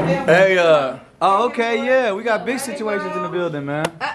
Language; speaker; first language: English; early bilingual, other home language; Spanish